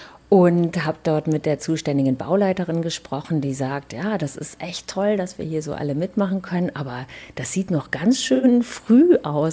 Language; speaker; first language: German; native; German